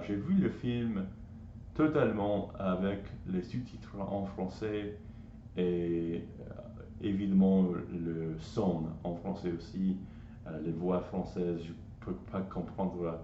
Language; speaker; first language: French; non-native, learner; English